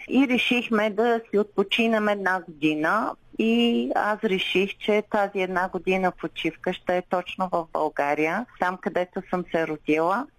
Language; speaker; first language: Bulgarian; non-native, local second language; Turkish